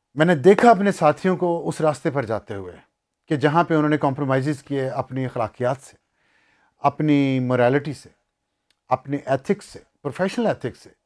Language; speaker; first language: Urdu; non-native, local second language; Punjabi